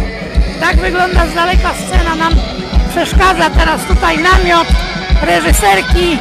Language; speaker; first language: Polish; native; Polish